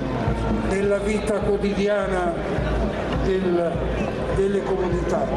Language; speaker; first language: Italian; native; Italian